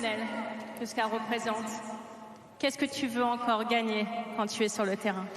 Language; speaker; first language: French; native; French